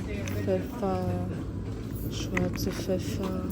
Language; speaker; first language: German; non-native, learner; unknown